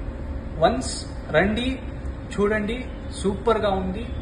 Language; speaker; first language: Telugu; non-native, learner; Hindi